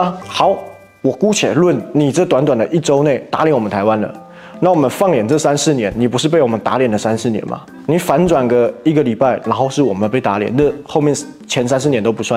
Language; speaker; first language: Chinese; native; Chinese